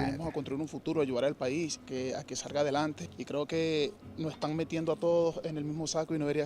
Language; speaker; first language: Spanish; native; Spanish